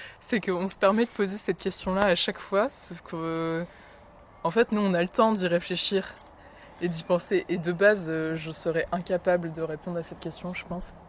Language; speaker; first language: French; native; French